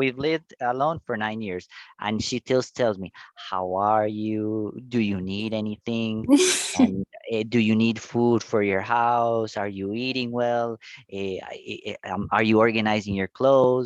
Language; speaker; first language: English; non-native, fluent; Spanish